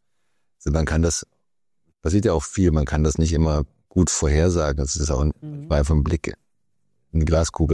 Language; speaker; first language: German; native; German